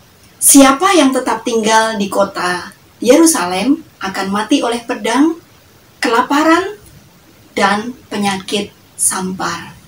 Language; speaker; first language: Indonesian; native; Indonesian